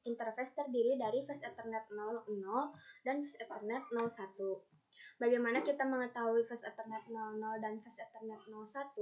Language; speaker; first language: Indonesian; native; Indonesian